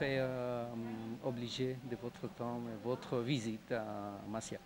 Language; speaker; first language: French; non-native, fluent; Spanish